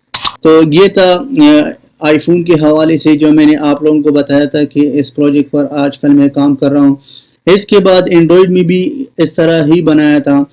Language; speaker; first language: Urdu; non-native, local second language; Pashto